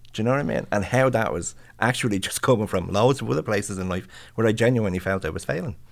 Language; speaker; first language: English; native; English